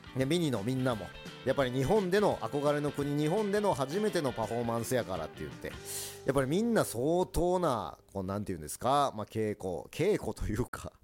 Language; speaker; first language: Japanese; early bilingual, other home language; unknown